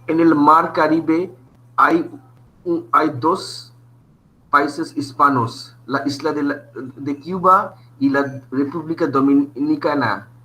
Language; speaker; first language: Spanish; non-native, fluent; Bangla